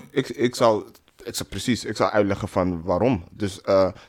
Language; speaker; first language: Dutch; native; Dutch